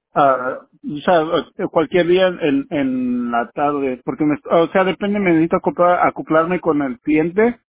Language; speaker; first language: Spanish; native; Spanish